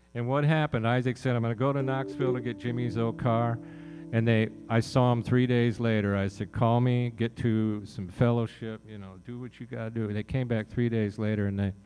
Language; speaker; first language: English; native; English